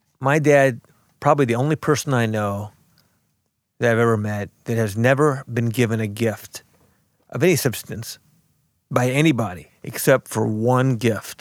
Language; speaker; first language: English; early bilingual, other home language; Arabic